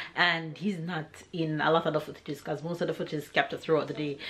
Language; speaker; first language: English; native; English